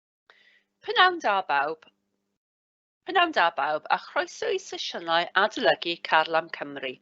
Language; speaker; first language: Welsh; native; Welsh